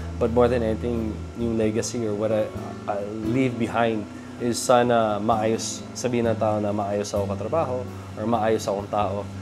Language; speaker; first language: Filipino; non-native, local second language; Cebuano